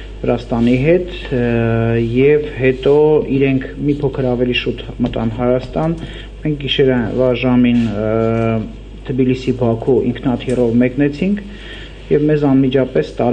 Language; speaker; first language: Armenian; native; Armenian